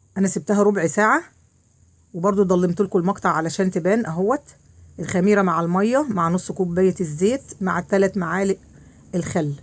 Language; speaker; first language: Arabic; native; Arabic